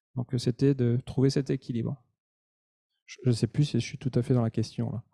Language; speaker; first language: French; native; French